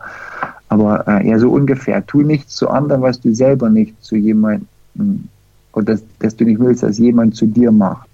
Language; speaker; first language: German; early bilingual, heritage; German